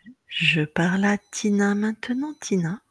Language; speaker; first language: French; native; French